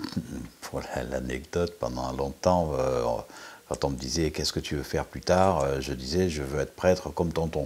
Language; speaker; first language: French; native; French